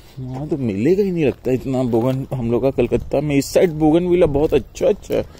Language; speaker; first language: Hindi; native; Hindi